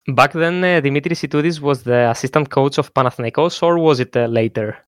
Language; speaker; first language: English; non-native, fluent; Greek